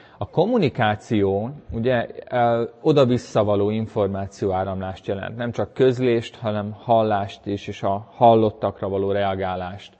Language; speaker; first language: Hungarian; native; Hungarian